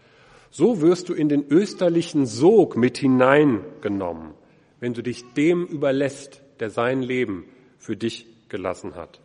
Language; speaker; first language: German; native; German